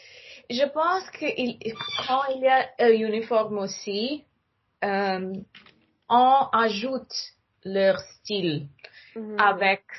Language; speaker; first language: French; non-native, learner; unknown